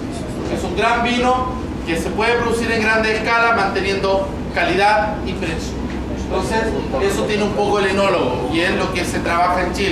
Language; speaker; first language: Spanish; native; Spanish